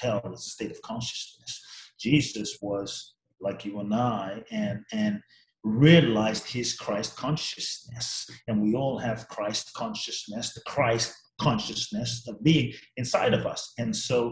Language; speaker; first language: English; native; English